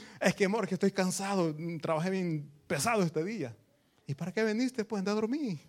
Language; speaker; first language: Spanish; native; Spanish